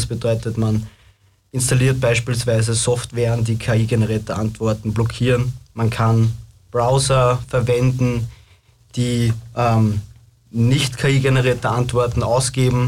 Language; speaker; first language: German; native; German